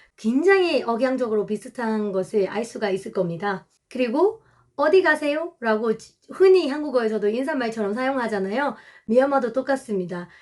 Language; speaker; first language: Korean; non-native, fluent; Burmese